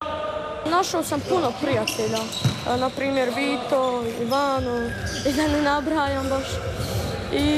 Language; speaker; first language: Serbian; early bilingual, heritage; Serbian